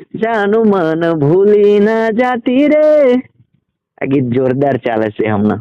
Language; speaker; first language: Gujarati; non-native, local second language; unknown